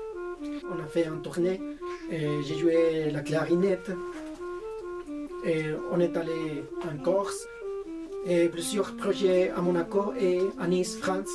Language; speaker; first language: French; non-native, fluent; Spanish